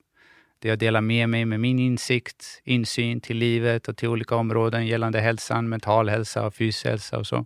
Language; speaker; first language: Swedish; early bilingual, other home language; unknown